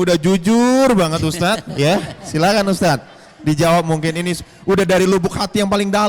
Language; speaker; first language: Indonesian; native; Indonesian